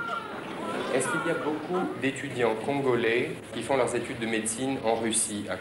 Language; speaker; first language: French; native; French